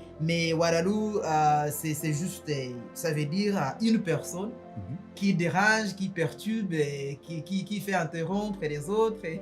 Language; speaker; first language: French; non-native, fluent; Nyankole